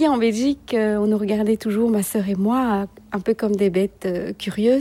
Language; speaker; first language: French; native; French